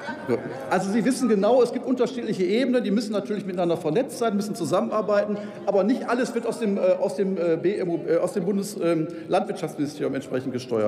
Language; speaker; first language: German; native; German